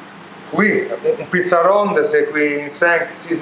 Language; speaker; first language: French; non-native, learner; Italian